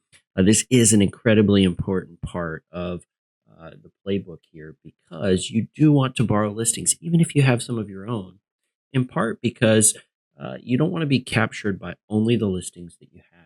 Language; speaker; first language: English; native; English